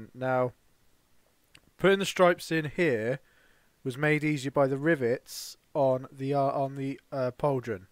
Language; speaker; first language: English; native; English